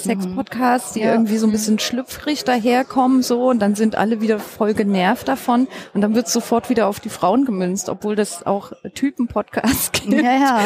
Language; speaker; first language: German; native; German